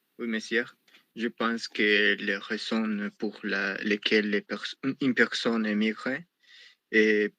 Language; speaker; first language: French; non-native, learner; Spanish